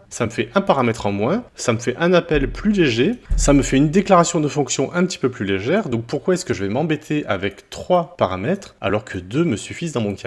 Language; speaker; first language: French; native; French